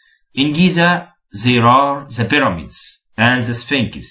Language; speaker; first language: English; non-native, fluent; Arabic